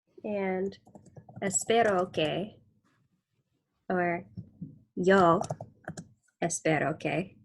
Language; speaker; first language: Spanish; non-native, fluent; English